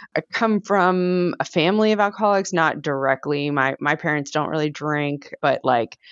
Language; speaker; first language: English; native; English